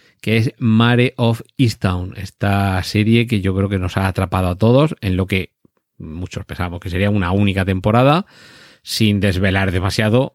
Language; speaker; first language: Spanish; native; Spanish